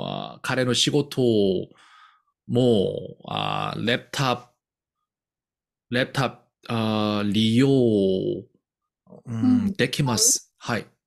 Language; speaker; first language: Japanese; non-native, learner; Korean